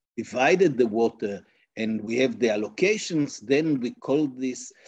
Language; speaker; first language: English; non-native, fluent; Hebrew